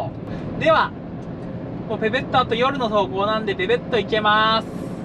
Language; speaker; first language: Japanese; native; Japanese